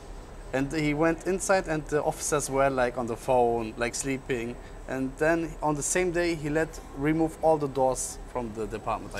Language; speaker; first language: English; non-native, learner; German